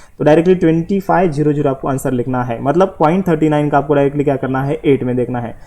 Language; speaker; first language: Hindi; non-native, local second language; Marathi